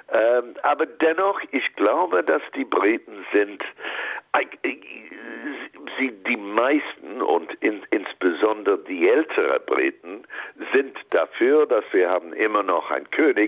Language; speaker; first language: German; non-native, fluent; English